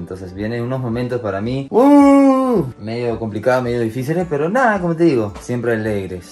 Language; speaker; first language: Spanish; non-native, fluent; English